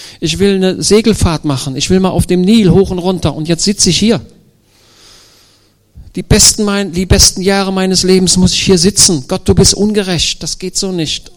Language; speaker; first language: German; native; German